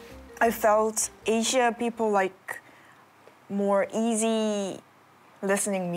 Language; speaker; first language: English; non-native, learner; Korean